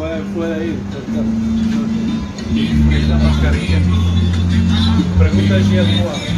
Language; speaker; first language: Spanish; non-native, learner; Macedonian